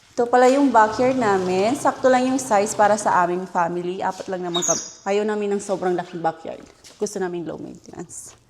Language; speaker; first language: Filipino; native; Filipino